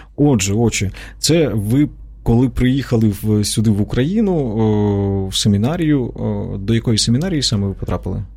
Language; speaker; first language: Ukrainian; native; Ukrainian